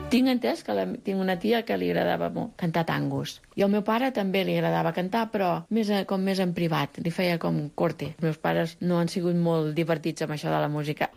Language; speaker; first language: Catalan; early bilingual, other home language; Spanish